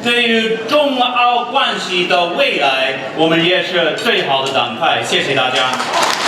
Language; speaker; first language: Chinese; non-native, fluent; English